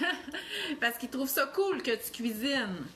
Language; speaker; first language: French; native; French